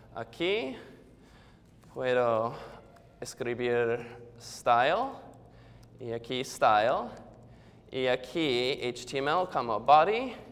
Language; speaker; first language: Spanish; non-native, learner; English